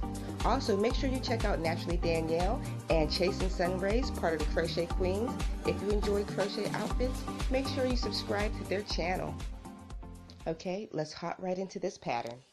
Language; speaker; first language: English; native; English